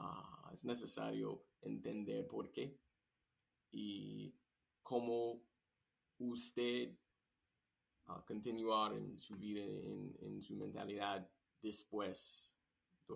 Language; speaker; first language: Spanish; non-native, learner; English